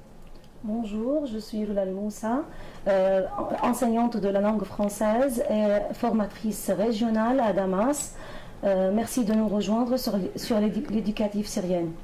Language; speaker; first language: French; non-native, fluent; Arabic